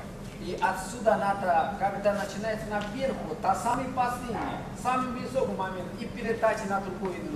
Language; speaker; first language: Russian; non-native, learner; Chinese